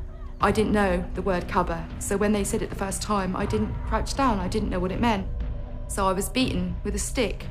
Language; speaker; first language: English; native; English